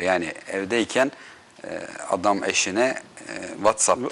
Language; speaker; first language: Turkish; native; Turkish